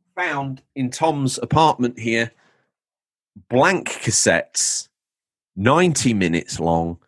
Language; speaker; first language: English; native; English